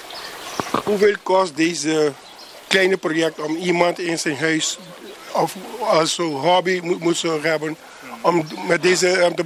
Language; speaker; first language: Dutch; non-native, local second language; Papiamento